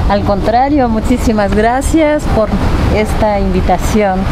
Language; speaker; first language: Spanish; non-native, fluent; Japanese